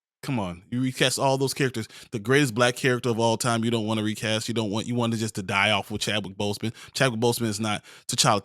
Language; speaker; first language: English; native; English